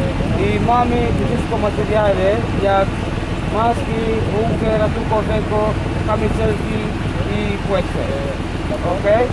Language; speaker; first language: Polish; non-native, learner; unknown